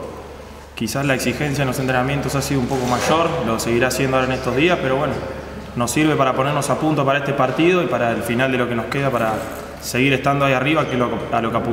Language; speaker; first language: Spanish; native; Spanish